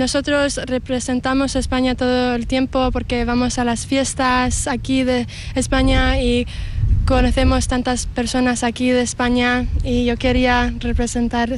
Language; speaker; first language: Spanish; early bilingual, heritage; English